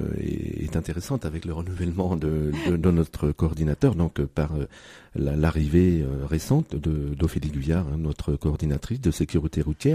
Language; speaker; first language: French; native; French